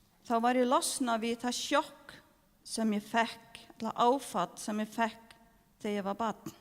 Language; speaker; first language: Icelandic; non-native, learner; Norwegian